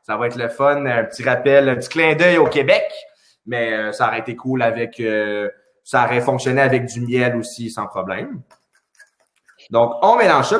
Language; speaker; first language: French; native; French